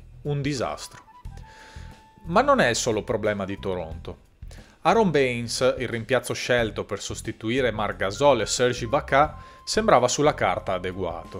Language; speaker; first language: Italian; native; Italian